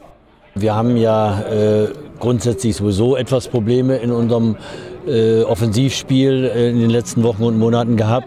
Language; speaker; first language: German; native; German